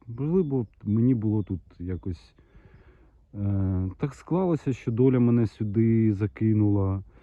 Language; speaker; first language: Ukrainian; non-native, local second language; Russian